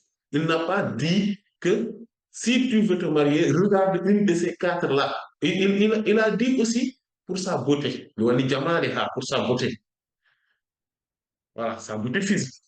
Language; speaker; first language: French; non-native, local second language; Wolof